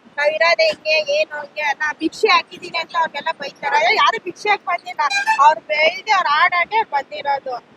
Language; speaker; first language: Kannada; native; Kannada